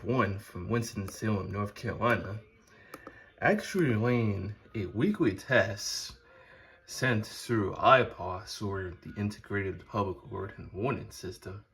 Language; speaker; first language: English; native; English